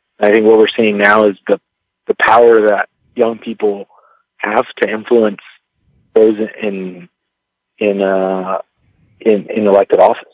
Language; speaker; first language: English; early bilingual, other home language; Spanish